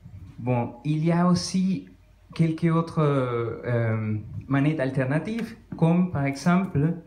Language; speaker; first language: French; non-native, fluent; Spanish